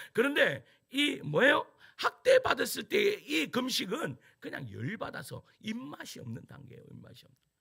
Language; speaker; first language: Korean; native; Korean